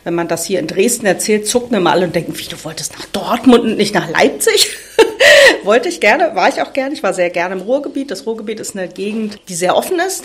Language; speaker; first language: German; native; German